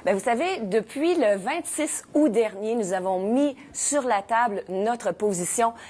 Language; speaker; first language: French; native; French